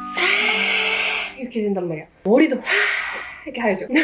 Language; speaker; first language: Korean; non-native, fluent; Japanese